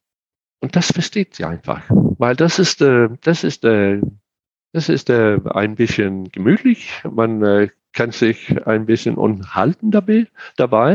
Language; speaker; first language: German; non-native, fluent; Danish